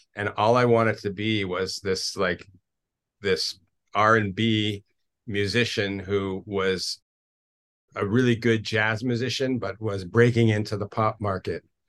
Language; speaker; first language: English; native; English